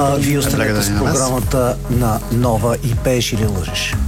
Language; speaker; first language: Bulgarian; native; Bulgarian